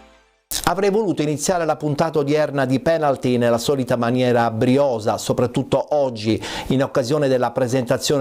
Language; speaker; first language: Italian; native; Italian